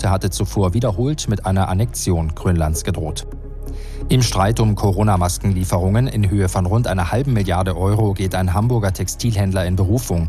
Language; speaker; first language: German; native; German